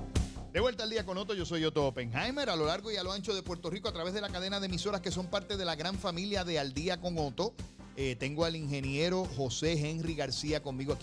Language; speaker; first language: Spanish; native; Spanish